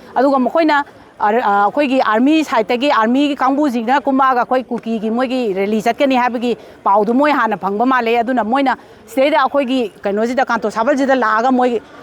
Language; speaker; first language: Manipuri; native; Manipuri